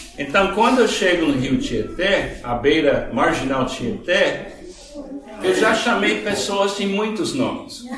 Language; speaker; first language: Portuguese; non-native, fluent; English